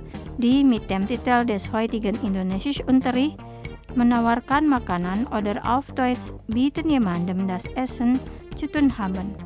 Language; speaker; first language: German; non-native, fluent; Indonesian